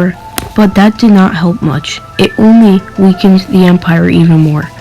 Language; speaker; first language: English; native; English